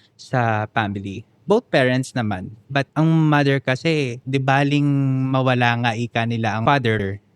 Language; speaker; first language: Filipino; native; Filipino